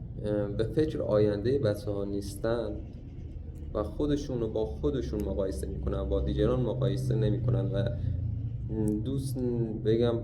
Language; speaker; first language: Persian; native; Persian